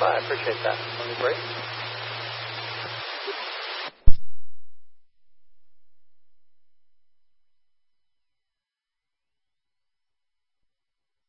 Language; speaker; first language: English; native; English